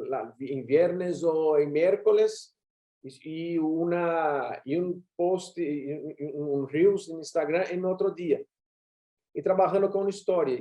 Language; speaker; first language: Spanish; non-native, learner; Portuguese